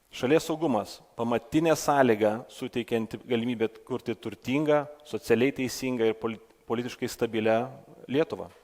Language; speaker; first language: Lithuanian; native; Lithuanian